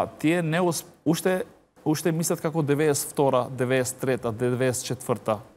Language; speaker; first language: Macedonian; non-native, local second language; Albanian